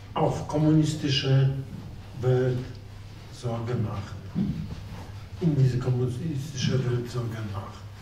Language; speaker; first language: German; non-native, fluent; Polish